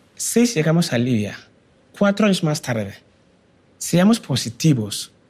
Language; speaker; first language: Spanish; non-native, fluent; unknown